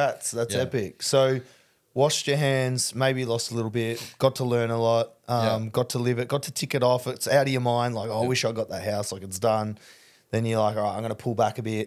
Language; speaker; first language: English; native; English